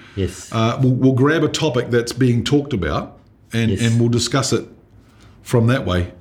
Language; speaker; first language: English; native; English